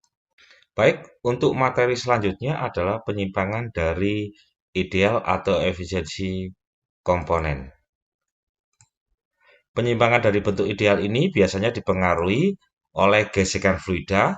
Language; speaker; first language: Indonesian; native; Indonesian